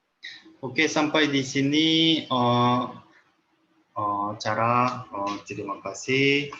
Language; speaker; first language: Indonesian; non-native, learner; Korean